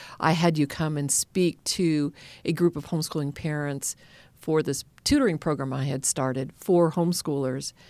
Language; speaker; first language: English; native; English